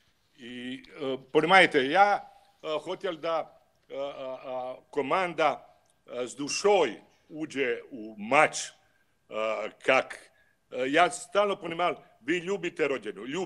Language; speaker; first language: Russian; non-native, learner; Croatian